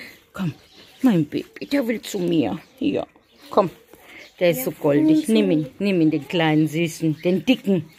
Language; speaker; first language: German; native; German